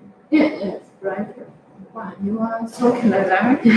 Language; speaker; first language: English; non-native, fluent; Chinese